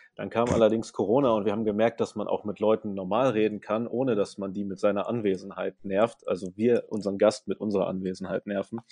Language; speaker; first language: German; native; German